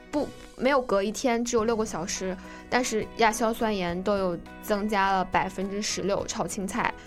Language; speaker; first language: Chinese; native; Chinese